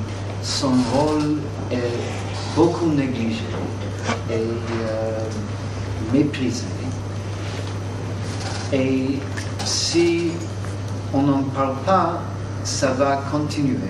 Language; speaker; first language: French; non-native, fluent; English